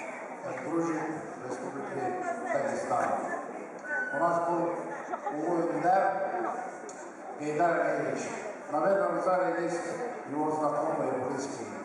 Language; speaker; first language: Russian; non-native, fluent; Azerbaijani